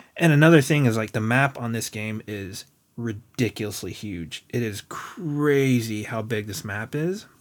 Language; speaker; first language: English; native; English